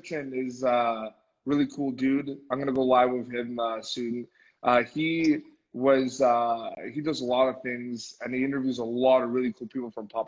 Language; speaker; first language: English; native; English